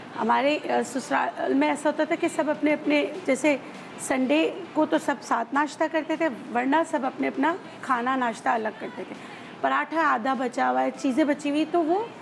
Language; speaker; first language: Urdu; native; Urdu